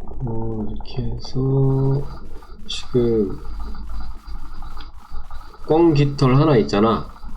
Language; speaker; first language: Korean; native; Korean